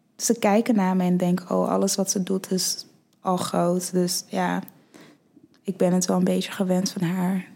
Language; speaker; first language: Dutch; early bilingual, other home language; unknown